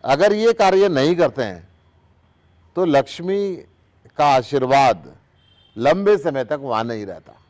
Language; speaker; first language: Hindi; native; Hindi